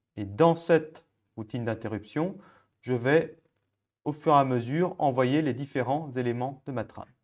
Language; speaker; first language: French; native; French